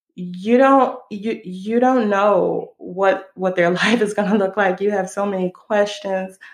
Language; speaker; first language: English; non-native, fluent; Hebrew